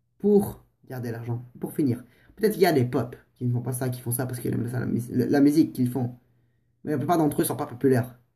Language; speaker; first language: French; non-native, fluent; Russian